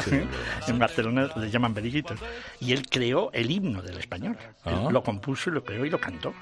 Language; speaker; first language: Spanish; native; Spanish